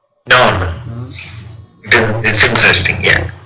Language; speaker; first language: English; non-native, learner; Telugu